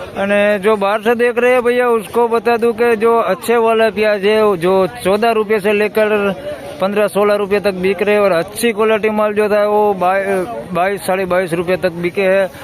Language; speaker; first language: Hindi; non-native, local second language; Gujarati